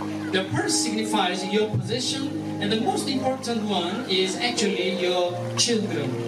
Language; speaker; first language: English; non-native, fluent; Korean